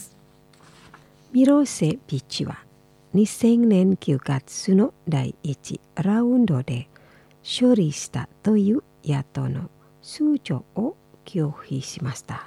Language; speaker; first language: Japanese; non-native, fluent; Indonesian